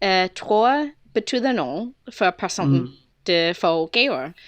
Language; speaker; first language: Danish; non-native, fluent; English